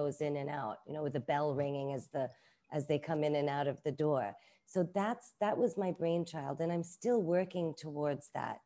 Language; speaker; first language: English; native; English